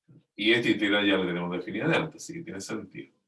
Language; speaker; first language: Spanish; native; Spanish